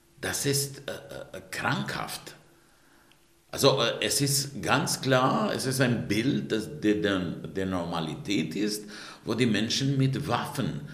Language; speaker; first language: German; non-native, fluent; Romanian